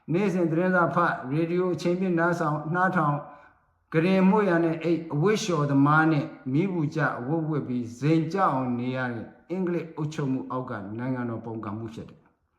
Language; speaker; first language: Burmese; non-native, local second language; Rohingya